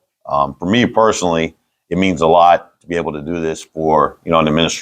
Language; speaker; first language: English; native; English